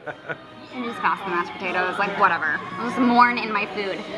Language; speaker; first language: English; native; English